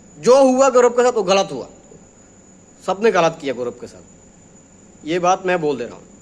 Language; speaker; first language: Hindi; non-native, learner; Bangla